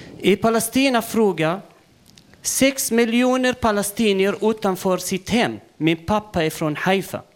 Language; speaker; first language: Swedish; non-native, fluent; Arabic